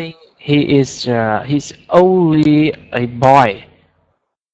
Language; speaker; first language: English; non-native, learner; Vietnamese